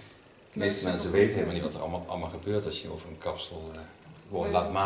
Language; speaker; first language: Dutch; native; Dutch